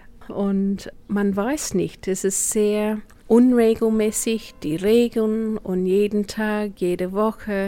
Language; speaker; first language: German; non-native, fluent; English